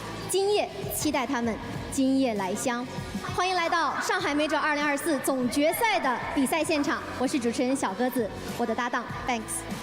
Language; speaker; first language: Chinese; native; Chinese